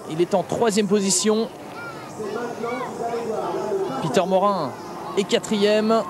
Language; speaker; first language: French; native; French